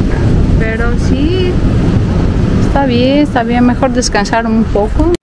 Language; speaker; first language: Spanish; non-native, fluent; Italian